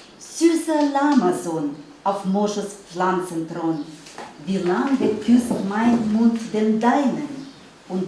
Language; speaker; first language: German; native; German